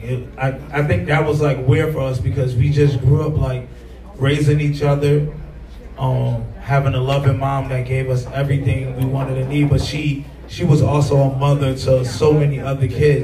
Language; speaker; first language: English; native; English